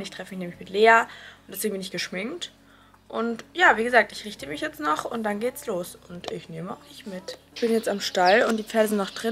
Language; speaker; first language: German; native; German